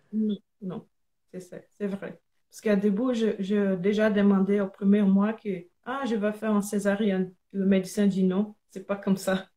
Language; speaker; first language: French; non-native, learner; Portuguese